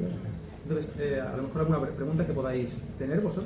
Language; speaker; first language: Spanish; native; Spanish